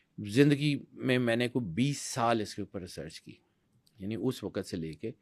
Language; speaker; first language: Urdu; non-native, local second language; Punjabi